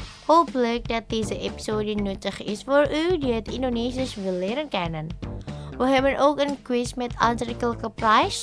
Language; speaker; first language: Dutch; non-native, fluent; Indonesian